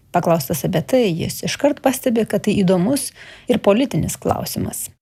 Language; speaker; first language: Lithuanian; native; Lithuanian